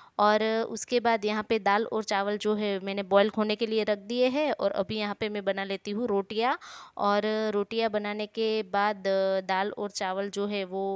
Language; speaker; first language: Hindi; non-native, local second language; Gujarati